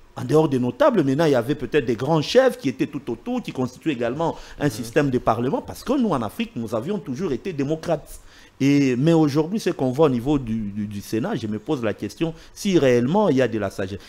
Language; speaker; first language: French; non-native, local second language; Swahili